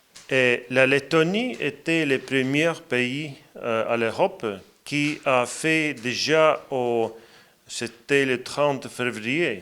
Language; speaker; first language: French; non-native, fluent; Latvian